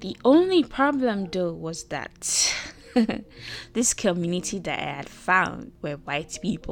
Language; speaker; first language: English; non-native, local second language; Yoruba